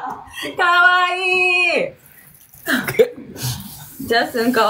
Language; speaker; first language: Japanese; native; Japanese